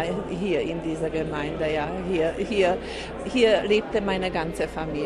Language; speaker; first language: German; non-native, local second language; Hungarian